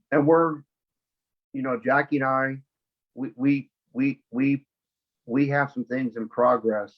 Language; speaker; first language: English; native; English